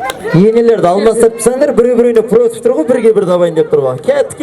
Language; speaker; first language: Kazakh; native; Kazakh